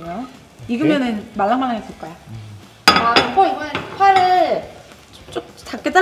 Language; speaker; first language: Korean; native; Korean